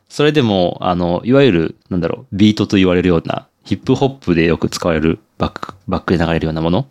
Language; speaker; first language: Japanese; native; Japanese